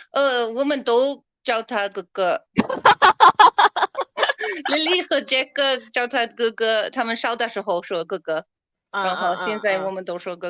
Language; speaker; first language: Chinese; non-native, learner; English